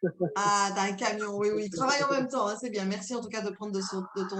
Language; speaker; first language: French; native; French